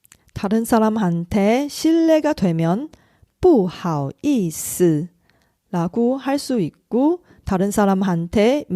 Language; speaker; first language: Korean; non-native, fluent; Chinese